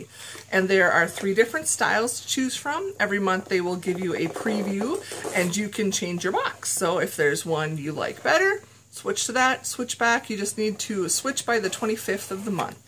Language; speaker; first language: English; native; English